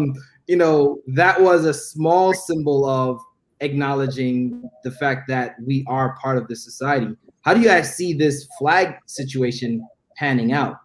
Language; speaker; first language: English; native; English